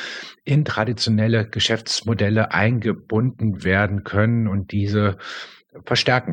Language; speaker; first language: German; native; German